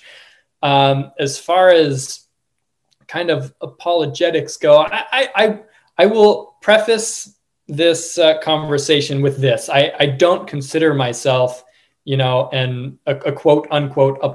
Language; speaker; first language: English; native; English